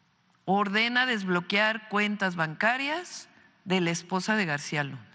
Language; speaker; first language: Spanish; native; Spanish